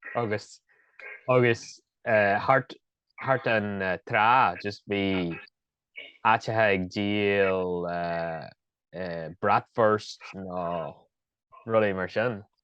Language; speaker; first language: Irish; native; Irish